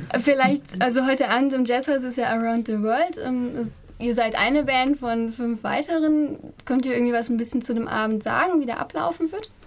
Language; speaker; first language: German; native; German